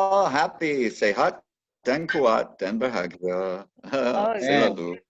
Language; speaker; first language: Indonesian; non-native, learner; English